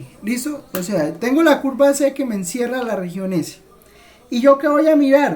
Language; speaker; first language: Spanish; native; Spanish